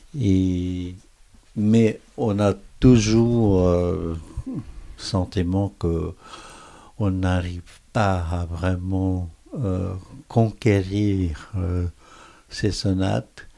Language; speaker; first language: French; non-native, fluent; Korean